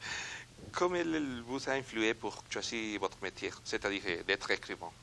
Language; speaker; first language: French; non-native, learner; Spanish